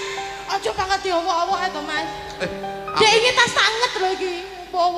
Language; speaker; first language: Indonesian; non-native, local second language; Javanese